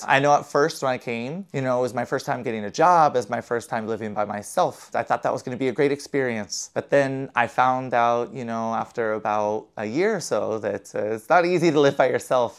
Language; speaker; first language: English; native; English